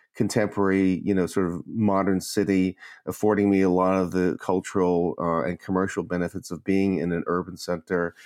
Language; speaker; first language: English; native; English